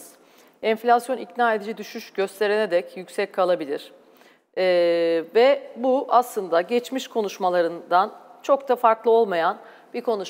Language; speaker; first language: Turkish; native; Turkish